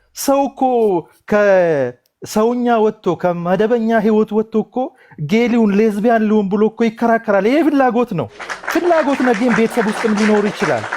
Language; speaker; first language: Amharic; non-native, local second language; Oromo